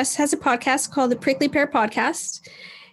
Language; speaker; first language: English; native; English